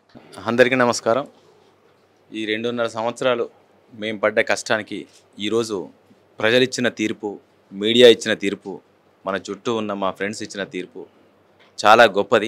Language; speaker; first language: Telugu; native; Telugu